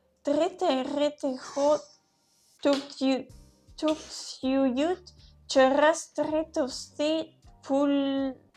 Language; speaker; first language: Ukrainian; non-native, learner; English